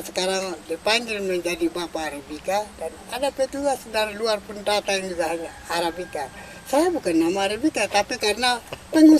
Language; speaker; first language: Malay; non-native, local second language; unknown